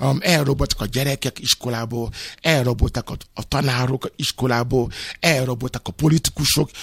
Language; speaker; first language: Hungarian; non-native, learner; Yoruba